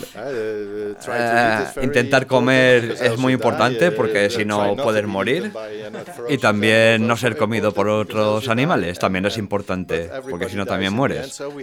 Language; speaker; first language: Spanish; non-native, learner; Dutch